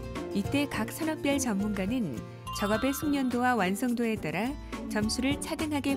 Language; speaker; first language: Korean; native; Korean